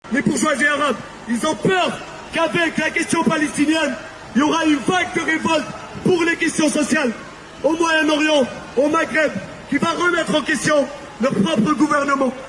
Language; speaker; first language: French; non-native, local second language; Arabic